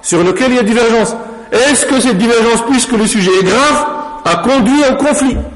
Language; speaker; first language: French; non-native, local second language; Arabic